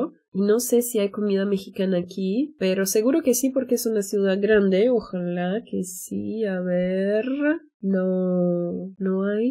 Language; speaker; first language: Spanish; non-native, fluent; Portuguese